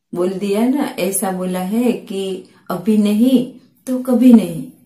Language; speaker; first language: Hindi; non-native, local second language; Gujarati